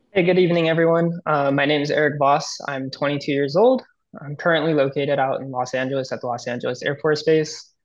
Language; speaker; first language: English; native; English